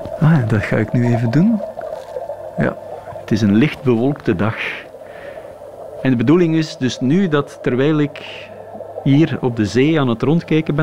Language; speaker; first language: Dutch; native; Dutch